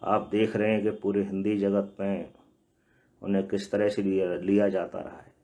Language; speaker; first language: Hindi; native; Hindi